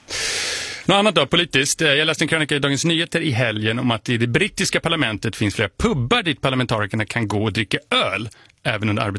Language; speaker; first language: Swedish; native; Swedish